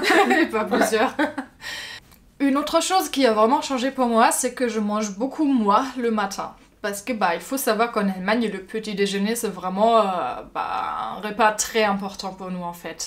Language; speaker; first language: French; non-native, fluent; German